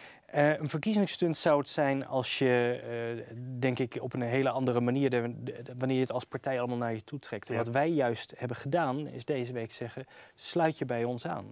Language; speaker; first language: Dutch; native; Dutch